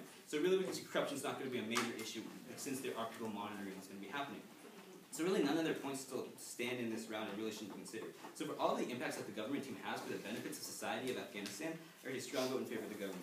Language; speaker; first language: English; native; English